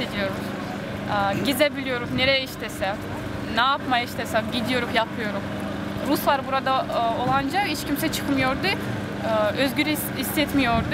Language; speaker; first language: Turkish; early bilingual, heritage; Turkish